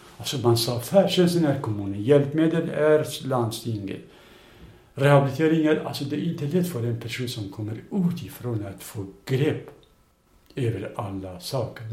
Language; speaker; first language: Swedish; non-native, fluent; Kurdish